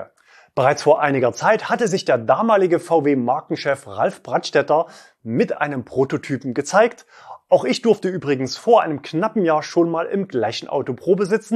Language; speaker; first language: German; native; German